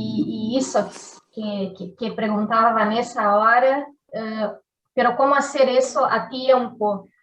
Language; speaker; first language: Spanish; non-native, learner; Portuguese